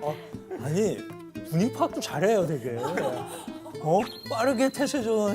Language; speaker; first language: Korean; native; Korean